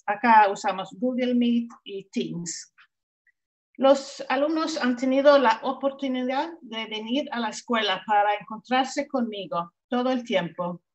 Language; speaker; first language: Spanish; non-native, fluent; Swedish